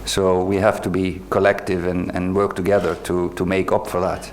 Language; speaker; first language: English; non-native, fluent; Icelandic